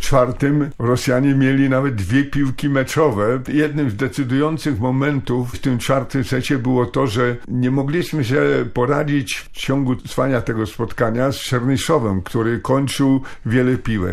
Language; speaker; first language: Polish; native; Polish